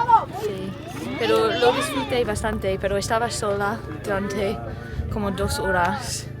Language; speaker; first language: Spanish; non-native, fluent; English